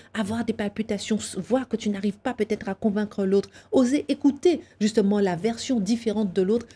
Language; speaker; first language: French; native; French